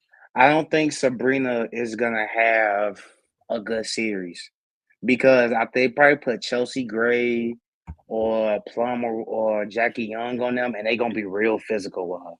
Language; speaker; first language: English; native; English